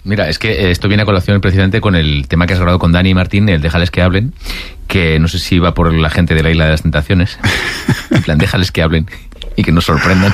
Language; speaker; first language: Spanish; native; Spanish